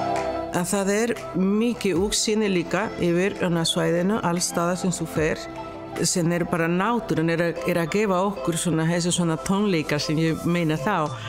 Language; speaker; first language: Icelandic; non-native, fluent; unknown